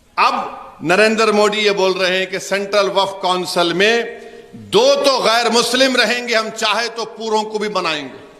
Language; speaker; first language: Urdu; native; Urdu